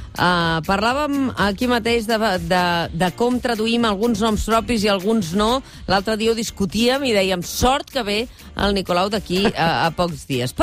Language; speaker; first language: Catalan; native; Catalan